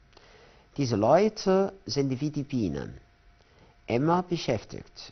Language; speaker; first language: German; non-native, fluent; Arabic